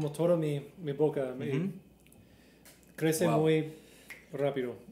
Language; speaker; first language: Spanish; non-native, learner; English